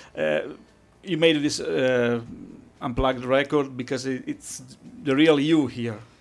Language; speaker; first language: English; non-native, fluent; Italian